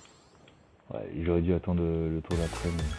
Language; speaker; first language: French; native; French